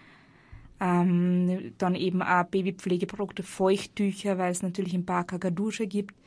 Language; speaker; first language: German; native; German